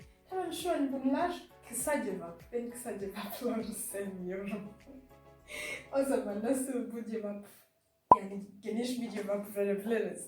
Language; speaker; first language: Turkish; non-native, fluent; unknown